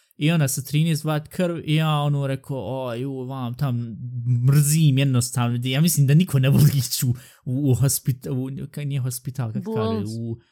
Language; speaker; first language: Bosnian; early bilingual, heritage; Bosnian